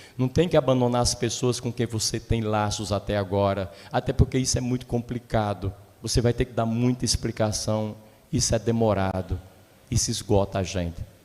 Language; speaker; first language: Portuguese; native; Portuguese